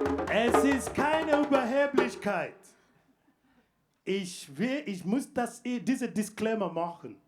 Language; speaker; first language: German; non-native, fluent; Igbo